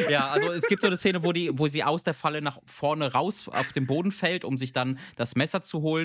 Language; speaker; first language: German; native; German